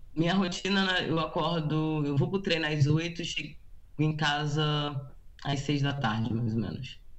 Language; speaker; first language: Portuguese; native; Portuguese